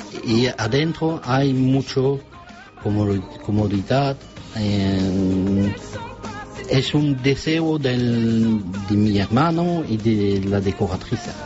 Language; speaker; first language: Spanish; non-native, learner; French